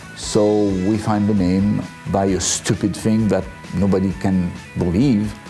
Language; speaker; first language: English; non-native, fluent; French